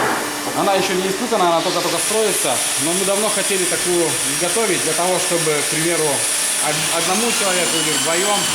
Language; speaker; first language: Russian; native; Russian